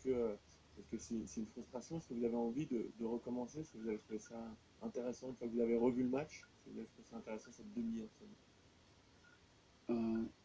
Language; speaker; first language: French; native; French